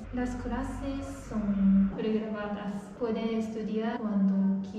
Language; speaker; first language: Spanish; non-native, fluent; Japanese